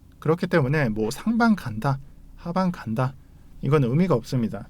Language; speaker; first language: Korean; native; Korean